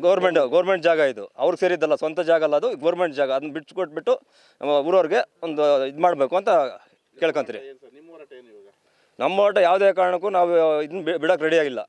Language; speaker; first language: Kannada; native; Kannada